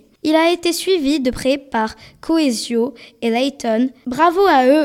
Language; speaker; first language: French; native; French